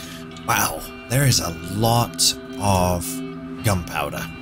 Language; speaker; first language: English; native; English